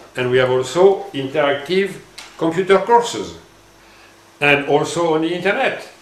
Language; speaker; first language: English; non-native, fluent; French